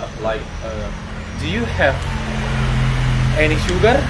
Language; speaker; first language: English; non-native, learner; Indonesian